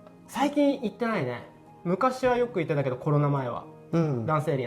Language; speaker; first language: Japanese; native; Japanese